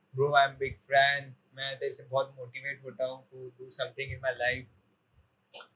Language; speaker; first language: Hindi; non-native, local second language; Marathi